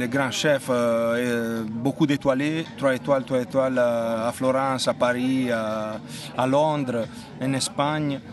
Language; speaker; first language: French; non-native, fluent; Italian